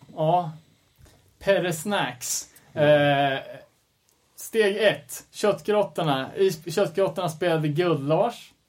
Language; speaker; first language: Swedish; native; Swedish